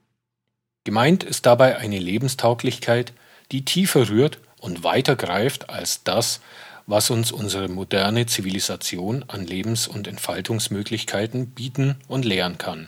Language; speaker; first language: German; native; German